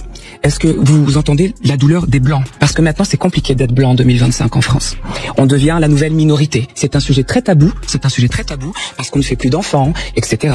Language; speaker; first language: French; early bilingual, other home language; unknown